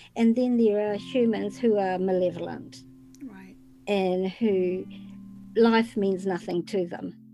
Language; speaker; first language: English; native; English